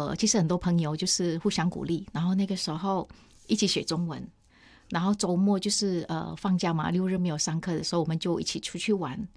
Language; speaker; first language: Chinese; non-native, fluent; Indonesian